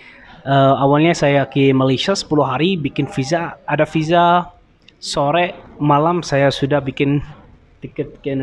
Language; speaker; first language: Indonesian; non-native, learner; Arabic